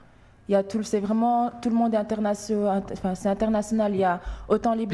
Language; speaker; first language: French; early bilingual, other home language; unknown